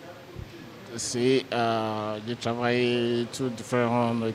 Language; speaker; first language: French; non-native, learner; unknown